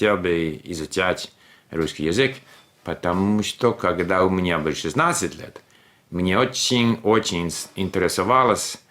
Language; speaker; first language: Russian; non-native, fluent; English